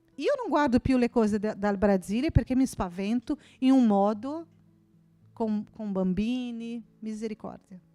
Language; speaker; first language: Italian; non-native, fluent; Portuguese